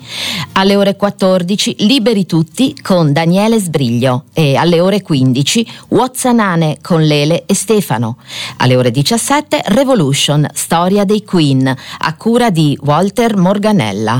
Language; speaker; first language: Italian; native; Italian